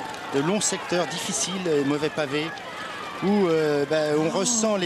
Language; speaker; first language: French; native; French